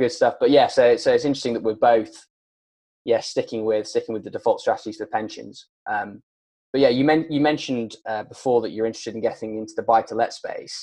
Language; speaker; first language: English; native; English